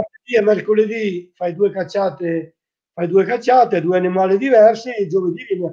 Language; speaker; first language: Italian; native; Italian